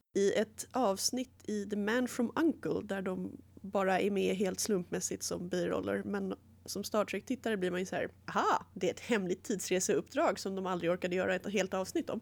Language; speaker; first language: Swedish; native; Swedish